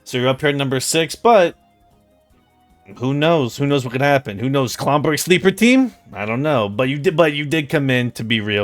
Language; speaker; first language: English; native; English